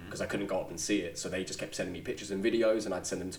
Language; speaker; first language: English; native; English